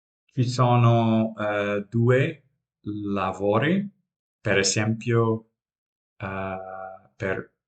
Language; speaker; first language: Italian; non-native, learner; English